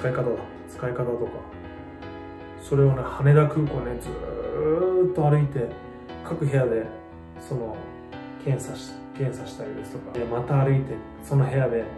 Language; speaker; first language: Japanese; native; Japanese